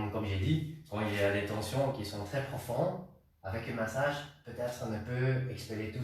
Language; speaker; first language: French; non-native, learner; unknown